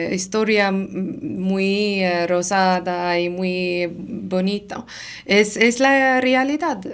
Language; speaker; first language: Spanish; non-native, learner; Arabic